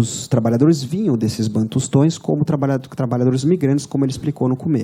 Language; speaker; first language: Portuguese; native; Portuguese